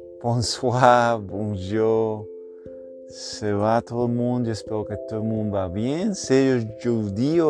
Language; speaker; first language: French; non-native, learner; Spanish